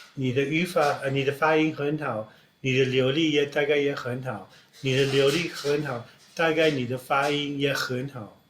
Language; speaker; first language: Chinese; non-native, fluent; English